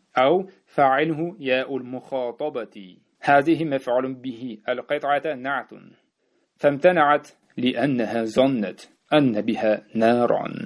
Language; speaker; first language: Arabic; non-native, fluent; Uzbek